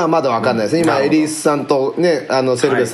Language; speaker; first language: Japanese; native; Japanese